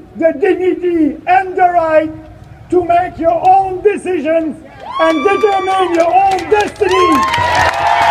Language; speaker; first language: English; non-native, fluent; French